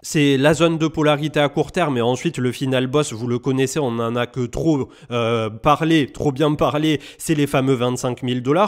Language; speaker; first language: French; native; French